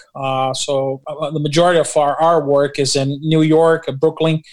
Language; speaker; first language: English; non-native, fluent; Portuguese